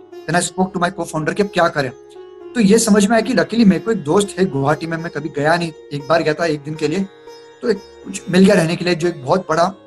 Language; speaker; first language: Hindi; non-native, local second language; Marathi